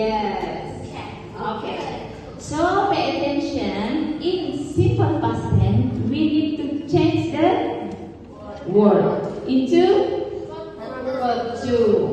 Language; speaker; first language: English; non-native, learner; Indonesian